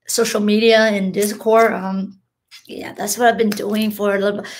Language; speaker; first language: English; early bilingual, other home language; Hmong